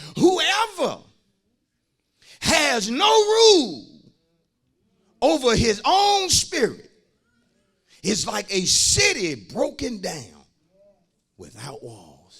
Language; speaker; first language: English; native; English